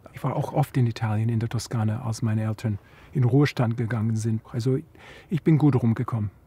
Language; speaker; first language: German; non-native, fluent; Croatian